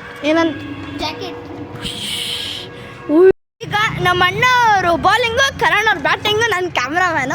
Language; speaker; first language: Kannada; native; Kannada